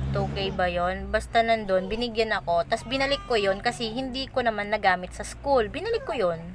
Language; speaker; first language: Filipino; native; Filipino